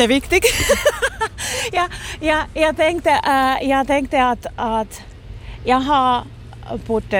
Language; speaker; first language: Swedish; non-native, local second language; Finnish